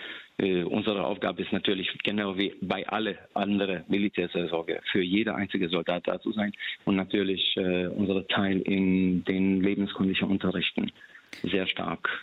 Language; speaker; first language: German; non-native, fluent; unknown